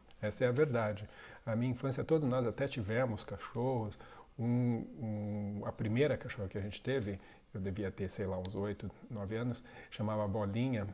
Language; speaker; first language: Portuguese; native; Portuguese